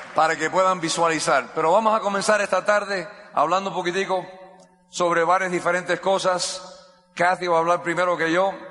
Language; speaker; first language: Spanish; non-native, fluent; English